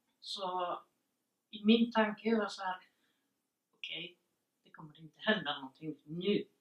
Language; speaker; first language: Swedish; non-native, fluent; Bulgarian